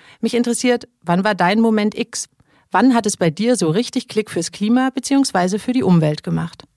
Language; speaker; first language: German; native; German